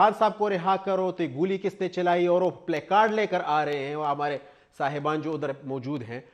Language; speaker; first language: Urdu; non-native, local second language; Pashto